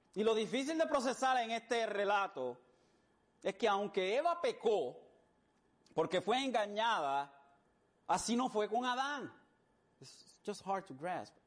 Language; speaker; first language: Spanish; early bilingual, heritage; Spanish